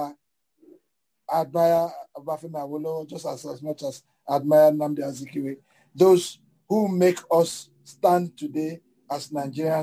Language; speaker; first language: English; native; English